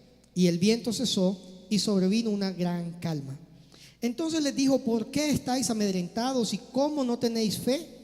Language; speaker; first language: Spanish; native; Spanish